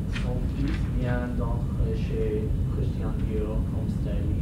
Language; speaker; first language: French; non-native, learner; English